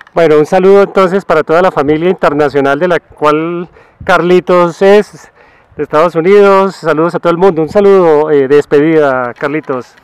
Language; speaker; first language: Spanish; native; Spanish